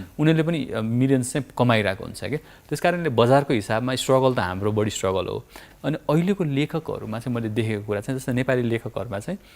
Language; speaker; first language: Nepali; native; Nepali